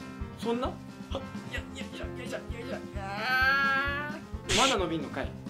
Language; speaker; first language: Japanese; native; Japanese